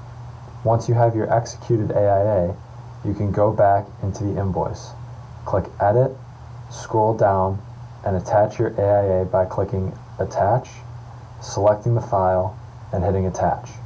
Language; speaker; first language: English; native; English